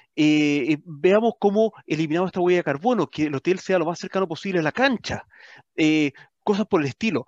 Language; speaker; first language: Spanish; early bilingual, heritage; Spanish